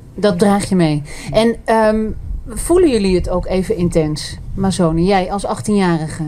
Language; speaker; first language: Dutch; native; Dutch